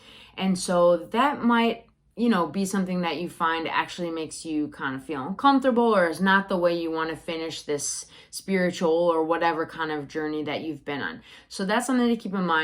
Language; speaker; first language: English; native; English